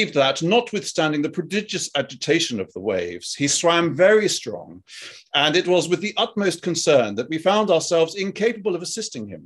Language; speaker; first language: English; native; English